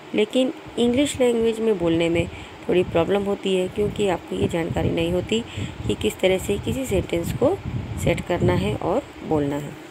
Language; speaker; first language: Hindi; native; Hindi